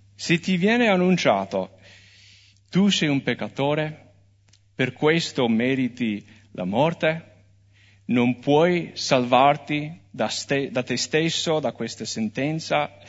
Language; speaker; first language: Italian; non-native, fluent; English